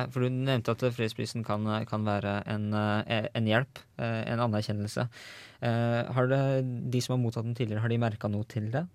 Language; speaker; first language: Norwegian; native; Norwegian